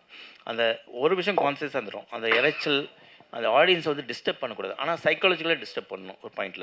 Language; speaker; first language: Tamil; native; Tamil